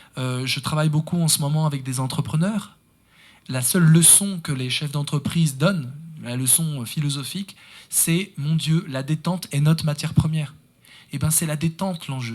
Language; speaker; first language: French; native; French